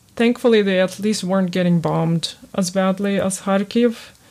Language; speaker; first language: English; early bilingual, other home language; Ukrainian